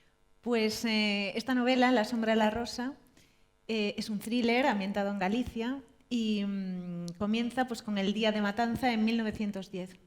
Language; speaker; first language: Spanish; native; Spanish